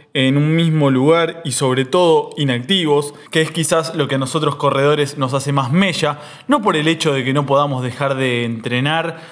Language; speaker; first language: Spanish; native; Spanish